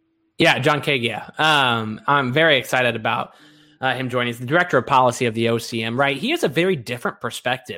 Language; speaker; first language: English; native; English